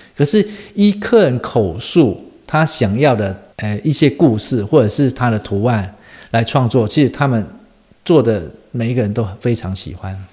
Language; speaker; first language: Chinese; native; Chinese